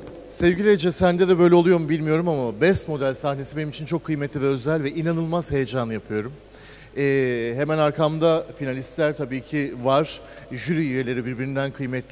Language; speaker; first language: Turkish; native; Turkish